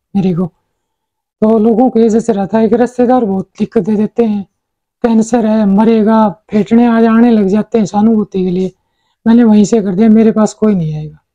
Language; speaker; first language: Hindi; native; Hindi